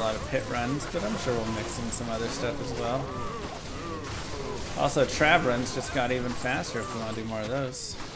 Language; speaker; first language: English; native; English